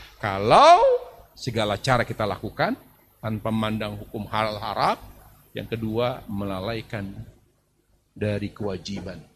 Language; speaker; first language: Indonesian; native; Indonesian